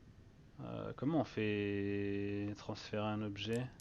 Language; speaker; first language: French; native; French